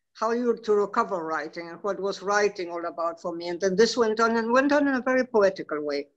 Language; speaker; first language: English; non-native, fluent; Spanish